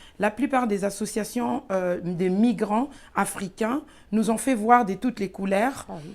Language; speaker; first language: French; non-native, local second language; Lingala